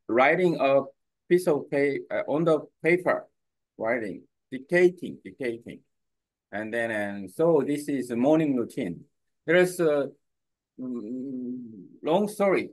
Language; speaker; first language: English; non-native, learner; Korean